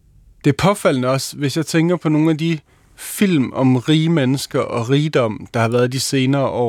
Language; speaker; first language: Danish; native; Danish